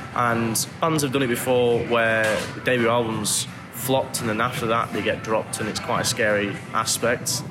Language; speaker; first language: English; native; English